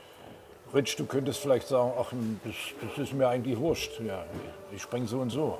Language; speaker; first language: German; native; German